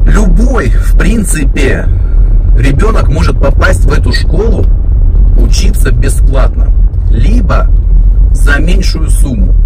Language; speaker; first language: Russian; native; Russian